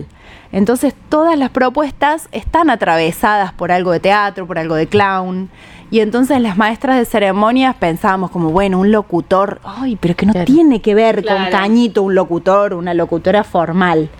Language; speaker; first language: Spanish; native; Spanish